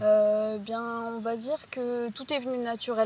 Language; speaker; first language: French; native; French